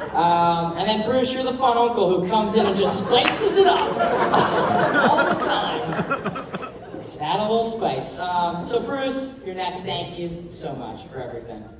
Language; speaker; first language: English; native; English